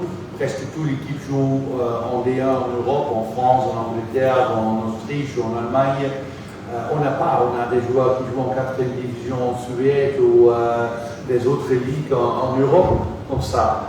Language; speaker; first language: French; non-native, fluent; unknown